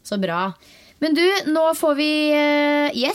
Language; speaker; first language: Norwegian; native; Norwegian